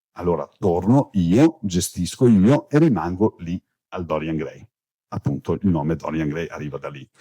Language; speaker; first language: Italian; non-native, fluent; Turkish